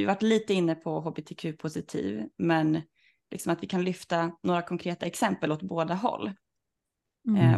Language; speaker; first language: Swedish; native; Swedish